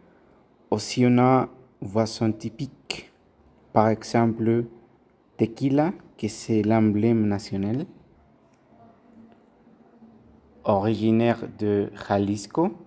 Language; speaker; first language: French; non-native, learner; Spanish